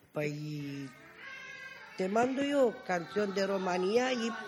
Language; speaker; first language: Spanish; non-native, learner; Romany